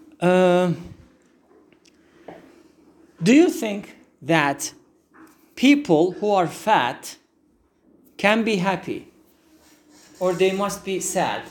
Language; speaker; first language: English; non-native, fluent; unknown